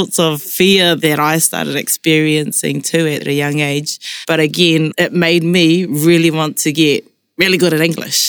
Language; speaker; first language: English; non-native, local second language; Māori